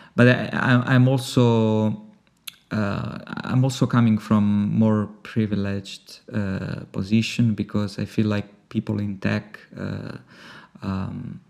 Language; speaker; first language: English; non-native, fluent; Italian